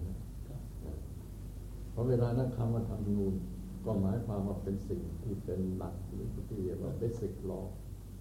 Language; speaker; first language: Thai; native; Thai